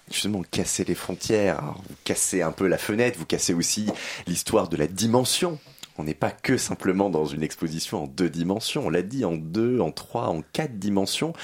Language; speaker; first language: French; native; French